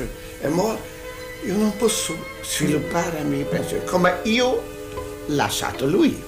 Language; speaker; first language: Italian; non-native, learner; Hungarian